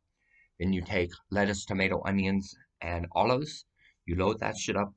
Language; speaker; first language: English; native; English